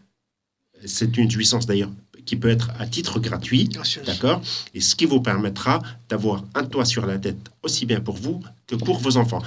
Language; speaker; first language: French; native; French